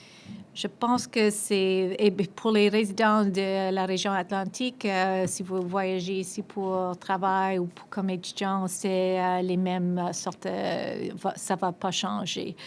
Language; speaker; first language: French; non-native, local second language; English